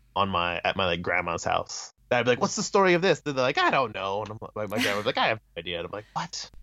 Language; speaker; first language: English; early bilingual, other home language; Thai